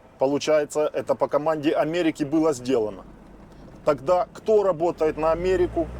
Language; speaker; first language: Russian; non-native, local second language; Ukrainian